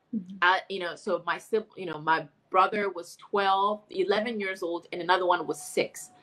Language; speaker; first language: English; non-native, fluent; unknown